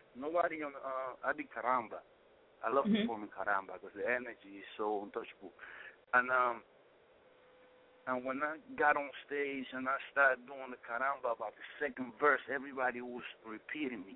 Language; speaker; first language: English; non-native, fluent; Spanish